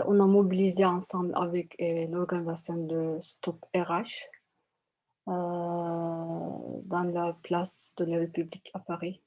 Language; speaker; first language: French; non-native, learner; Turkish